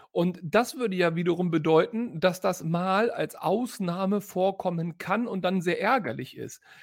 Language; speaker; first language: German; native; German